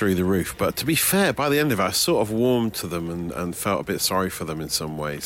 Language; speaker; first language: English; native; English